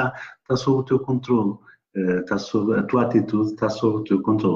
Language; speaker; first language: Portuguese; native; Portuguese